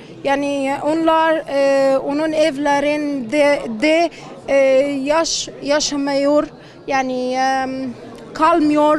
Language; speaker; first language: Turkish; non-native, learner; Arabic